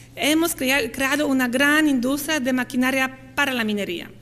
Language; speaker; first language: Spanish; non-native, fluent; Polish